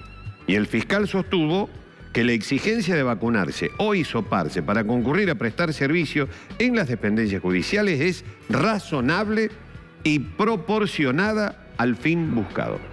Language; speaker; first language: Spanish; native; Spanish